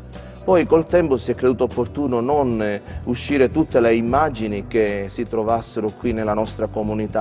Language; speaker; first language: Italian; native; Italian